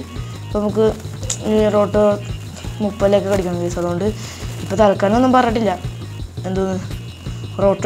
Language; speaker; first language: Malayalam; native; Malayalam